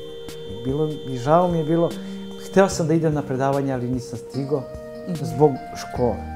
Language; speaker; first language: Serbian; early bilingual, other home language; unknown